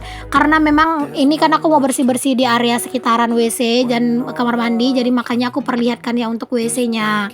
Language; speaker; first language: Indonesian; native; Indonesian